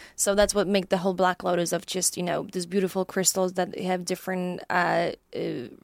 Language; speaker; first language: English; non-native, fluent; Polish